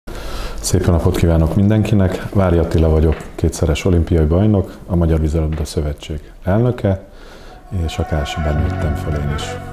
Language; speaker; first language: Hungarian; native; Hungarian